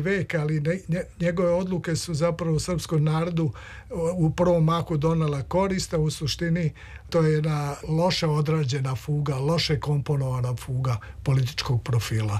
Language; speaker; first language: Serbian; native; Serbian